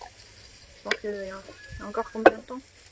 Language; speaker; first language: French; non-native, fluent; Chinese